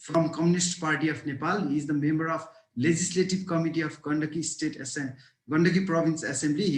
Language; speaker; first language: English; non-native, local second language; Nepali